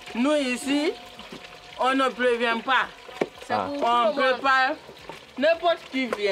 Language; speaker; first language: French; non-native, local second language; Mandingo